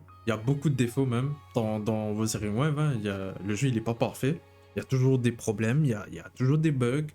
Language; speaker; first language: French; native; French